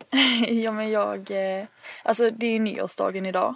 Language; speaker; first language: Swedish; native; Swedish